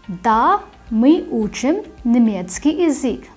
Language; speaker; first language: Russian; non-native, fluent; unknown